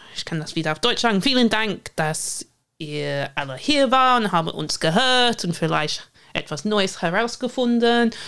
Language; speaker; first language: German; non-native, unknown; English